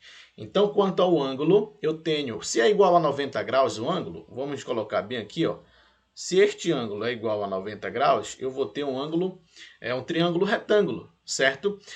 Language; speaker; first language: Portuguese; native; Portuguese